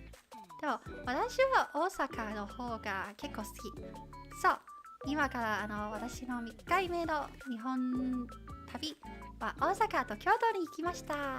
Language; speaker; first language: Japanese; non-native, learner; Chinese